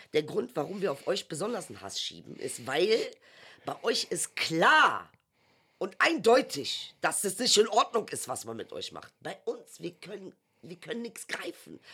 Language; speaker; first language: German; early bilingual, other home language; Turkish